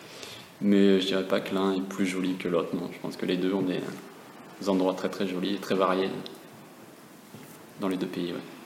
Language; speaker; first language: French; native; French